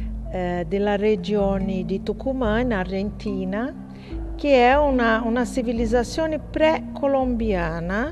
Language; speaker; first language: Italian; non-native, fluent; Portuguese